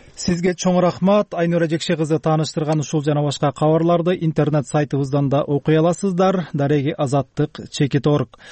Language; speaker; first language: Kyrgyz; native; Kyrgyz